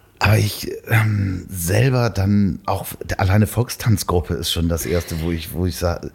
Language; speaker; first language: German; native; German